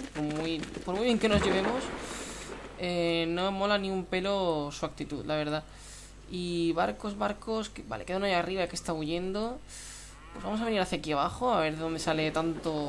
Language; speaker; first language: Spanish; native; Spanish